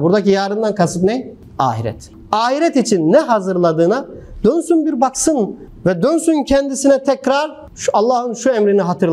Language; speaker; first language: Turkish; native; Turkish